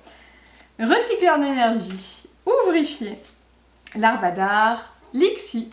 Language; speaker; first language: French; native; French